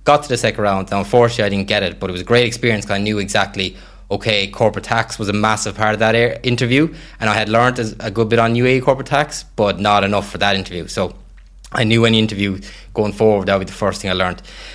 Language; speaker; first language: English; native; English